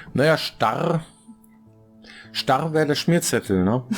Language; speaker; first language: German; native; German